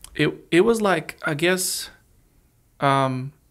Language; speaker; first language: English; early bilingual, other home language; Russian